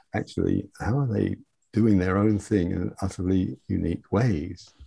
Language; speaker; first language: English; native; English